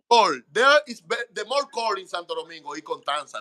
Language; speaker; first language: English; non-native, learner; Spanish